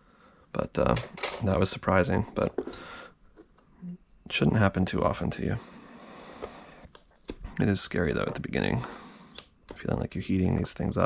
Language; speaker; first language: English; native; English